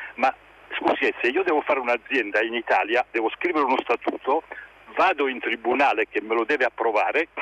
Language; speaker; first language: Italian; native; Italian